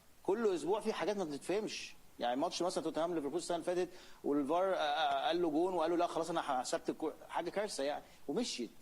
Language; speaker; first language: Arabic; native; Arabic